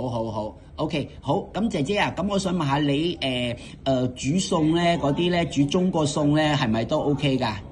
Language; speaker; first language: Cantonese; native; Cantonese